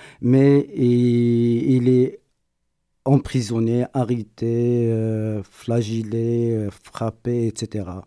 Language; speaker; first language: French; non-native, local second language; Berber languages